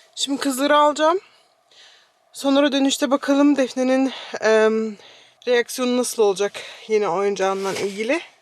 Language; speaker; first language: Turkish; early bilingual, heritage; Turkish